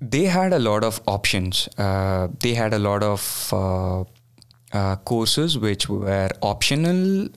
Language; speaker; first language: English; non-native, local second language; Kannada